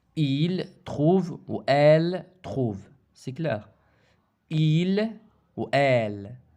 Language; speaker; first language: French; non-native, local second language; Arabic